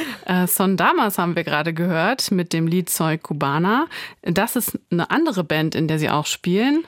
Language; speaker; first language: German; native; German